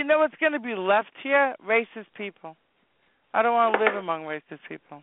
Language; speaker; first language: English; native; English